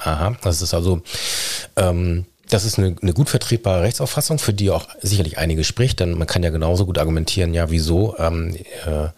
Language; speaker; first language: German; native; German